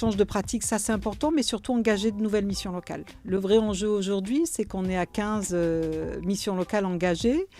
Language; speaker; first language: French; native; French